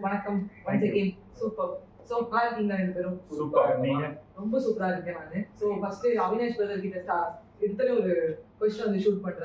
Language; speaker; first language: Tamil; native; Tamil